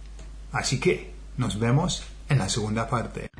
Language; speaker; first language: Spanish; non-native, fluent; English